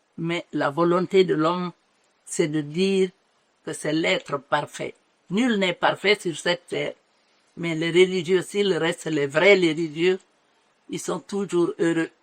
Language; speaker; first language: French; non-native, local second language; Mandingo